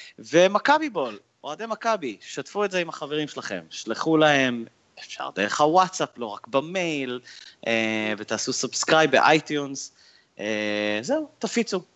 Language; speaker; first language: Hebrew; native; Hebrew